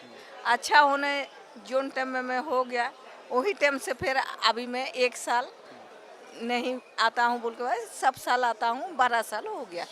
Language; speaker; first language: Hindi; non-native, local second language; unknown